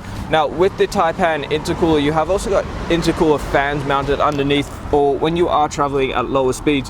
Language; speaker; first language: English; native; English